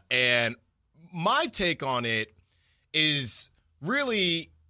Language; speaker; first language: English; native; English